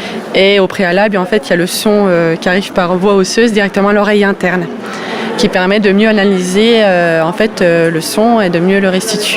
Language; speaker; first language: French; native; French